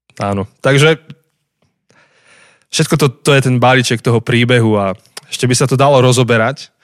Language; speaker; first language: Slovak; native; Slovak